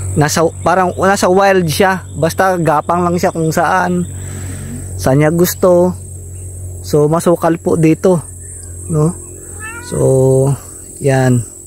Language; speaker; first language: Filipino; non-native, local second language; Iloko